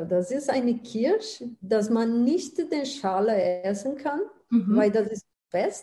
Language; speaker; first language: German; non-native, fluent; Portuguese